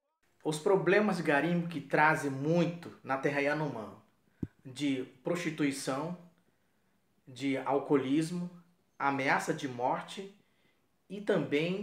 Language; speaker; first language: Portuguese; non-native, local second language; Yanomámi